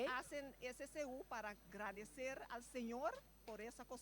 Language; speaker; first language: Spanish; non-native, fluent; Papiamento